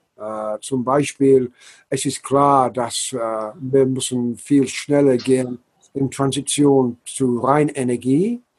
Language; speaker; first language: German; non-native, learner; English